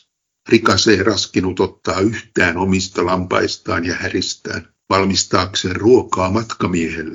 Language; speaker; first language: Finnish; native; Finnish